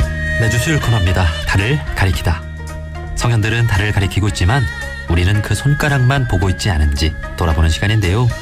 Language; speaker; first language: Korean; native; Korean